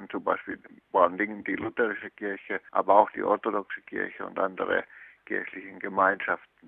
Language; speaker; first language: German; non-native, fluent; Finnish